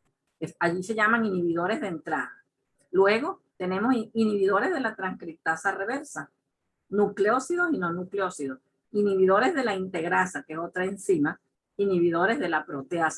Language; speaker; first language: Spanish; native; Spanish